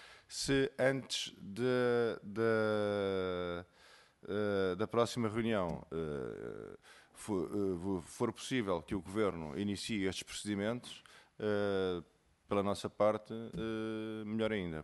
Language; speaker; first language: Portuguese; native; Portuguese